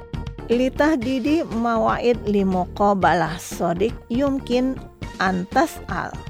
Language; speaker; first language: Arabic; non-native, fluent; Indonesian